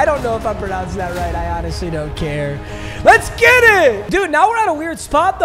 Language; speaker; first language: English; native; English